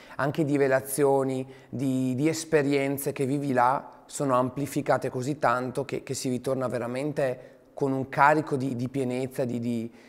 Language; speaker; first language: Italian; native; Italian